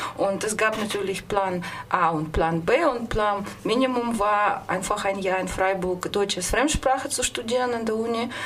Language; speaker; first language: German; non-native, fluent; Russian